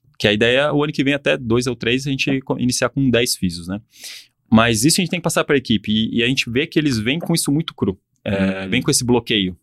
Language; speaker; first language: Portuguese; native; Portuguese